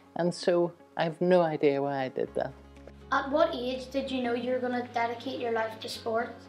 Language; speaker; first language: English; native; English